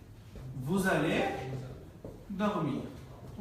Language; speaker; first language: French; non-native, fluent; Bangla